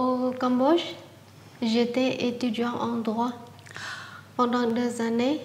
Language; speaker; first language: French; non-native, learner; Khmer